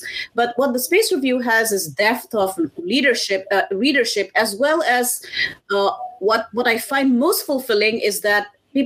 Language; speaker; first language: English; non-native, local second language; Assamese